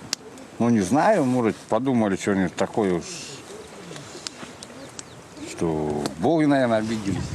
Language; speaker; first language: Russian; native; Russian